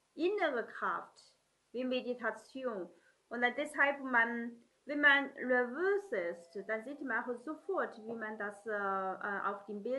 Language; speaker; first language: German; non-native, learner; Chinese